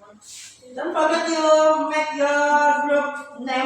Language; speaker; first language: English; non-native, learner; Indonesian